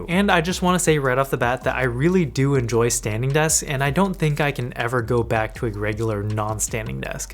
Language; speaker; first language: English; native; English